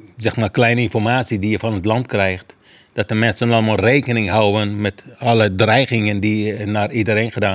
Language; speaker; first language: Dutch; non-native, fluent; Persian